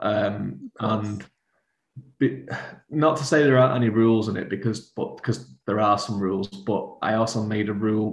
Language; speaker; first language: English; native; English